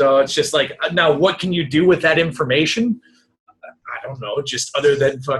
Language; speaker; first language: English; native; English